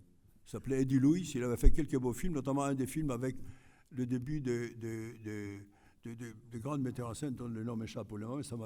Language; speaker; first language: French; non-native, fluent; Greek